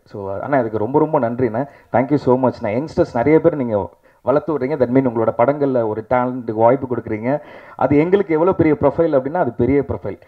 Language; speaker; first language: Tamil; native; Tamil